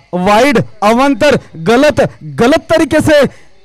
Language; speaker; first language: Hindi; non-native, local second language; Marathi